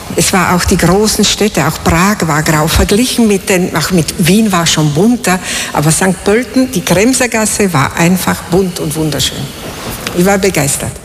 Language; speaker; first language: German; non-native, fluent; Slovak